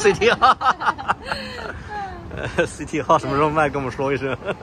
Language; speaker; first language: Chinese; native; Chinese